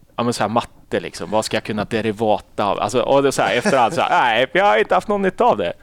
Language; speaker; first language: Swedish; native; Swedish